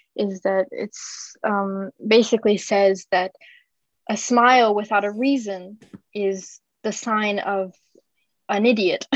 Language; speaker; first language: English; early bilingual, other home language; Japanese